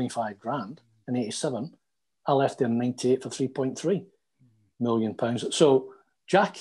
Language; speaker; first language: English; native; English